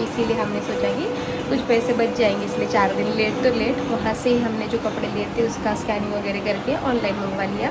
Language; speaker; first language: Hindi; native; Hindi